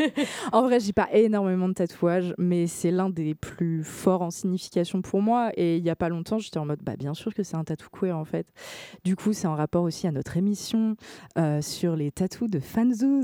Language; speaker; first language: French; native; French